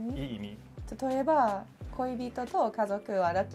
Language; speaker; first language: Japanese; non-native, learner; English